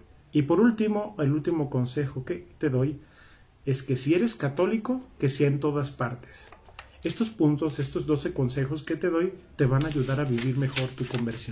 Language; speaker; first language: Spanish; native; Spanish